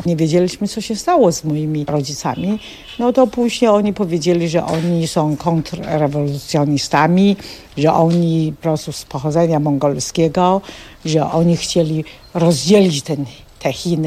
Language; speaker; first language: Polish; non-native, fluent; Chinese